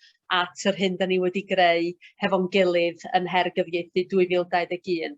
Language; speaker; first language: Welsh; native; Welsh